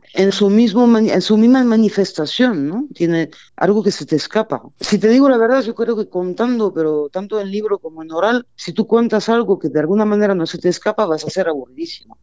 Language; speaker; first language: Spanish; non-native, fluent; French